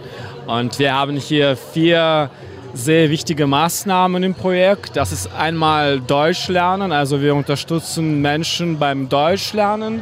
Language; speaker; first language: German; non-native, fluent; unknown